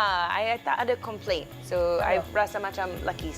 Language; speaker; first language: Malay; non-native, learner; English